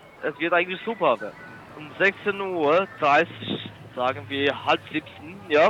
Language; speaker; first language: German; non-native, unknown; Italian